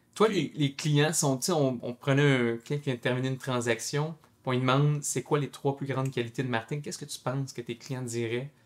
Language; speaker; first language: French; native; French